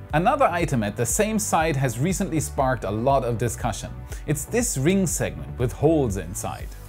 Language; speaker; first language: English; non-native, fluent; German